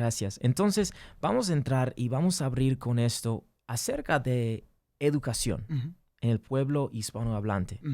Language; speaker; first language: Spanish; early bilingual, heritage; English